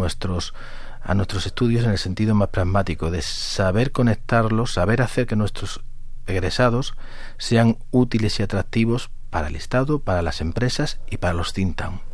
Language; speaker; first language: Spanish; native; Spanish